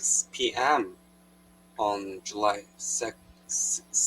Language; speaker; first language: English; non-native, learner; Korean